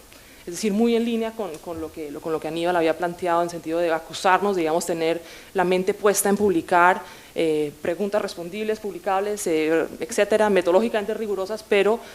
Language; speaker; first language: Spanish; native; Spanish